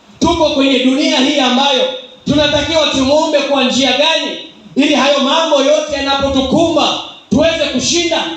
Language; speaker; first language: Swahili; native; Swahili